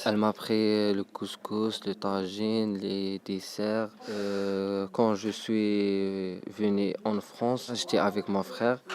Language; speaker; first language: French; non-native, learner; Arabic